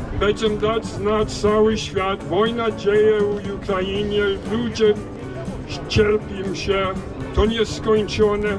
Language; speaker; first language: Polish; non-native, learner; English